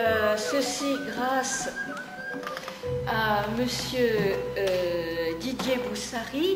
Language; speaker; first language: French; native; French